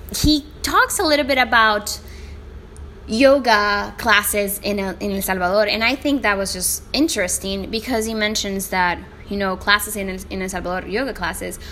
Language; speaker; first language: English; non-native, fluent; Spanish